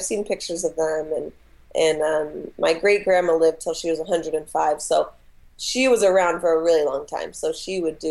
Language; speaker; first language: English; native; English